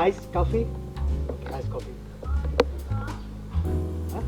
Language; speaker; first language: English; non-native, learner; Spanish